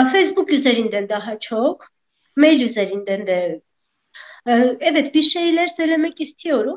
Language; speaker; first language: Turkish; non-native, fluent; Armenian